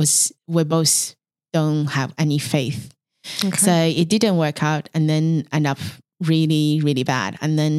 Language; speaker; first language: English; non-native, fluent; Chinese